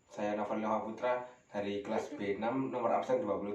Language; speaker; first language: Indonesian; native; Indonesian